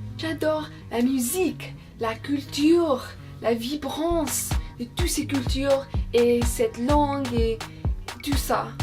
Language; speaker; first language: French; non-native, fluent; English